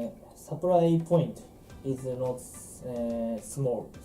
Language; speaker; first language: English; non-native, learner; Japanese